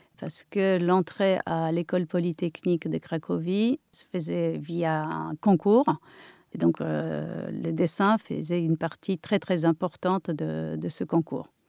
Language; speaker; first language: French; non-native, fluent; Polish